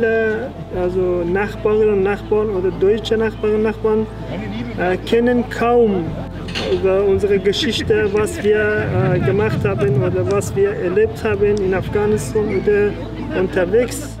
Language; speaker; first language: German; non-native, fluent; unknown